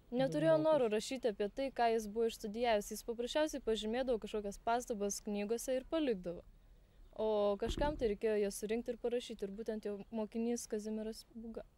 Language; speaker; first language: Lithuanian; native; Lithuanian